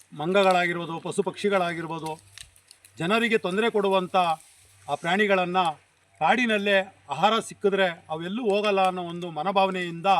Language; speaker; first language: Kannada; native; Kannada